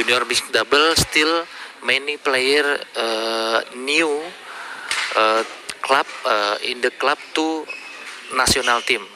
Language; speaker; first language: English; non-native, learner; Indonesian